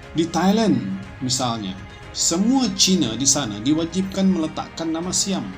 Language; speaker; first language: Malay; native; Malay